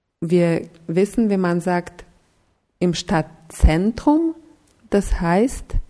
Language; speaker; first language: German; non-native, fluent; Russian